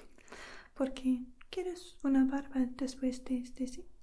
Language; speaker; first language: Spanish; non-native, learner; English